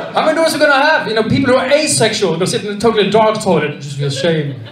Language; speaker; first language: English; non-native, fluent; Swedish